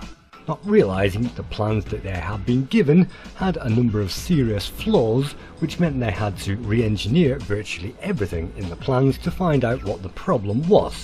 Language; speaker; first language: English; native; English